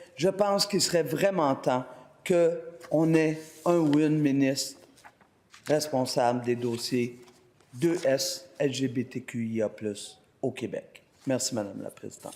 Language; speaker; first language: French; native; French